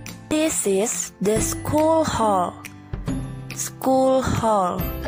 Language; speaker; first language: English; non-native, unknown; Indonesian